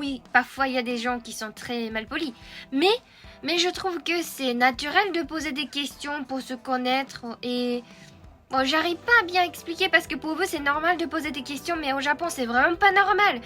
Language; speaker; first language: French; non-native, fluent; Japanese